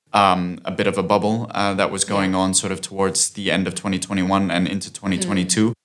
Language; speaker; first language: English; non-native, fluent; German